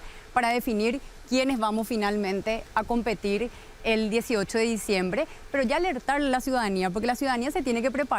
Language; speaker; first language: Spanish; native; Spanish